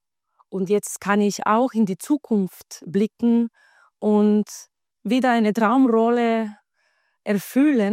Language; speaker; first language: German; non-native, fluent; Spanish